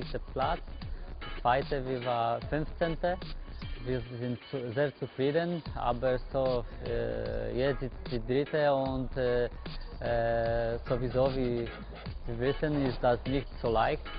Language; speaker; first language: German; non-native, learner; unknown